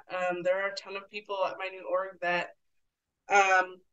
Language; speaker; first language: English; native; English